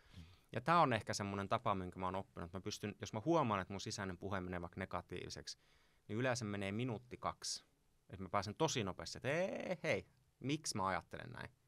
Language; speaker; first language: Finnish; native; Finnish